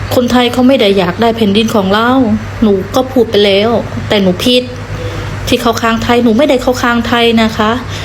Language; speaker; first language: Thai; non-native, fluent; Khmer